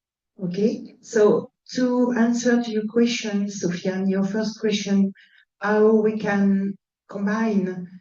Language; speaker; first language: English; non-native, fluent; French